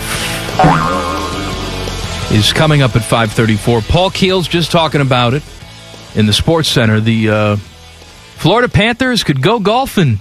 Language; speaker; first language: English; native; English